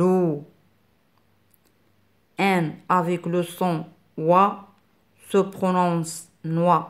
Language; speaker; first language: French; non-native, fluent; Arabic